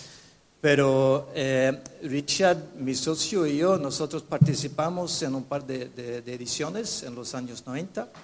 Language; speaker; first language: Spanish; non-native, fluent; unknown